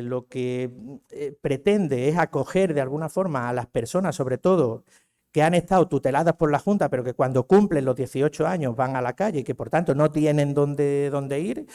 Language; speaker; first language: Spanish; native; Spanish